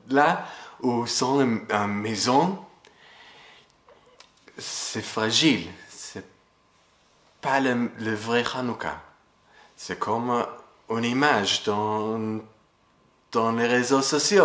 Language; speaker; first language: French; non-native, fluent; English